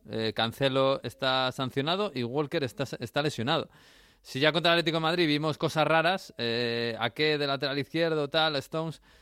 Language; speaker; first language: Spanish; native; Spanish